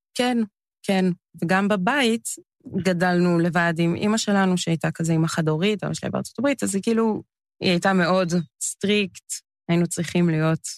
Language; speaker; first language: Hebrew; early bilingual, other home language; English